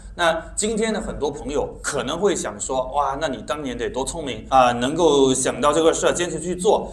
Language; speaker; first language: Chinese; native; Chinese